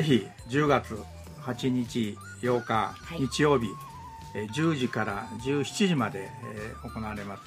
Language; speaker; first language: Japanese; native; Japanese